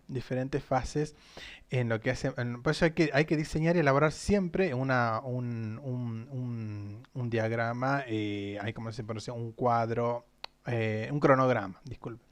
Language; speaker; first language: Spanish; native; Spanish